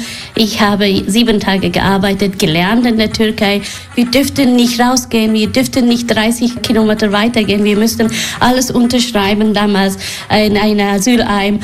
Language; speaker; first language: German; non-native, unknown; Persian